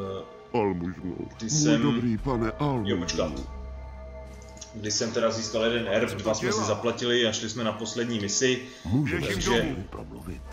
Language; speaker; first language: Czech; native; Czech